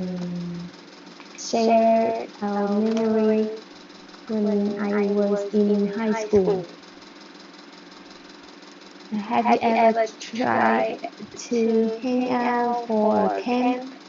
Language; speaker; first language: English; non-native, learner; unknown